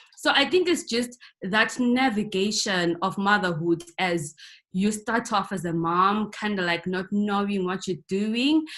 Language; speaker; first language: English; non-native, local second language; North Ndebele